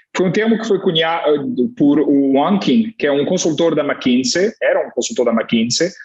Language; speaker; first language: Portuguese; non-native, fluent; French